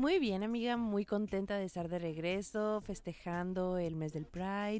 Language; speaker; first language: Spanish; native; Spanish